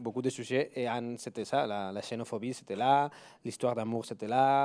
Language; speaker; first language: French; non-native, fluent; Spanish